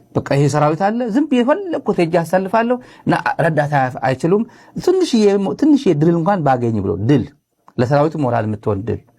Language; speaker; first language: Amharic; non-native, local second language; Tigrinya